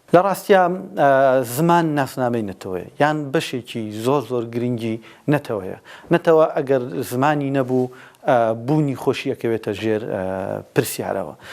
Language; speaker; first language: Central Kurdish; native; Central Kurdish